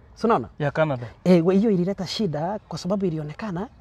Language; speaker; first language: Swahili; non-native, local second language; Gusii